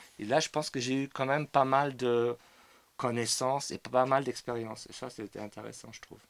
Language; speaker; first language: French; non-native, fluent; German